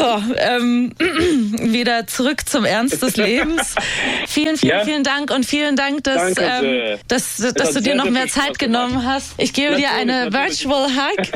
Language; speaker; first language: German; native; German